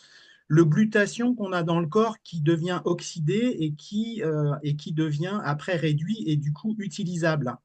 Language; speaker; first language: French; native; French